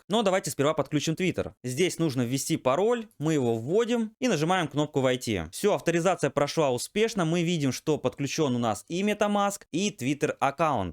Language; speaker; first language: Russian; native; Russian